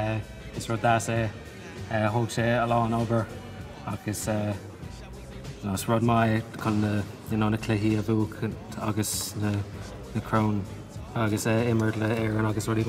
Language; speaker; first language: Irish; non-native, local second language; English